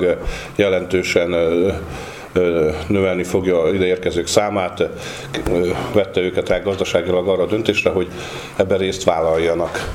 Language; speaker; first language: Hungarian; native; Hungarian